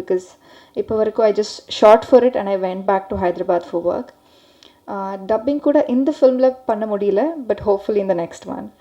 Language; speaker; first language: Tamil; non-native, learner; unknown